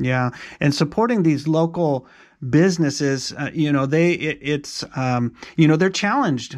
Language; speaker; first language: English; native; English